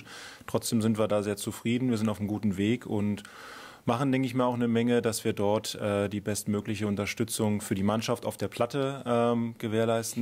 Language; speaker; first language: German; native; German